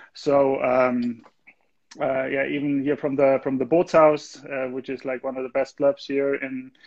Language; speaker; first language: English; non-native, fluent; German